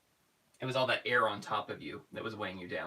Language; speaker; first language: English; native; English